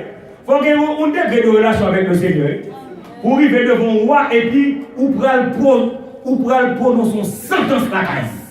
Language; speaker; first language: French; non-native, local second language; Haitian Creole